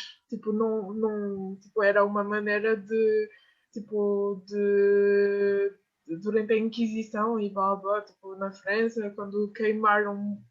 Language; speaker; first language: Portuguese; non-native, fluent; French